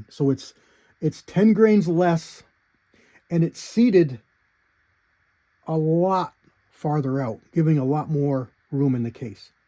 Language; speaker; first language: English; native; English